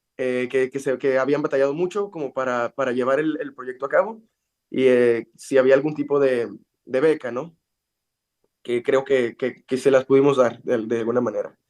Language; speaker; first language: Spanish; early bilingual, heritage; Spanish